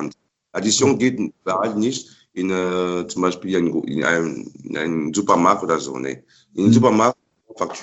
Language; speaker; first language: German; non-native, fluent; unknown